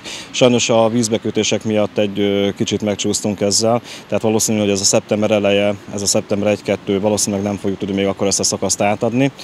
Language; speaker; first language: Hungarian; native; Hungarian